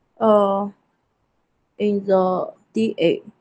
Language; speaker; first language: English; non-native, learner; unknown